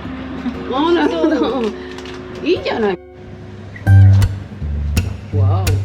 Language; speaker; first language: Japanese; non-native, learner; Filipino